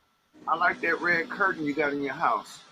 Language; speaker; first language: English; native; English